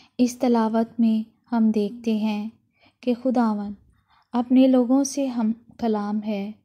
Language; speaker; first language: Urdu; non-native, local second language; Punjabi